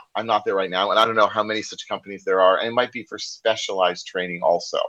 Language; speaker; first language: English; native; English